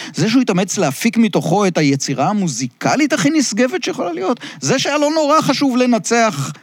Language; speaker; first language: Hebrew; native; Hebrew